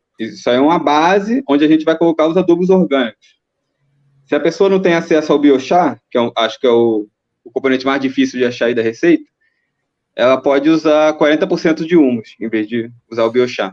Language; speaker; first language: Portuguese; native; Portuguese